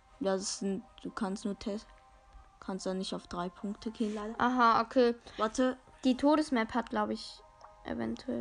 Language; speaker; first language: German; native; German